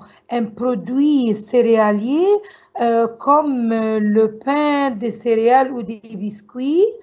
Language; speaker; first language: French; non-native, learner; Arabic